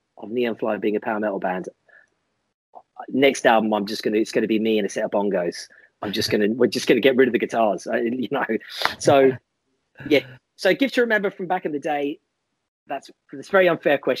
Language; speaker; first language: English; native; English